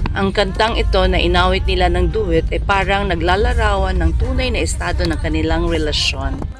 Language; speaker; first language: Filipino; native; Filipino